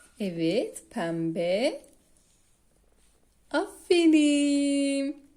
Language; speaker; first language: Turkish; native; Turkish